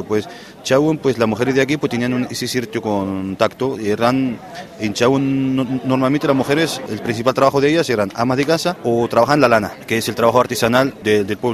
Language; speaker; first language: Spanish; non-native, fluent; Arabic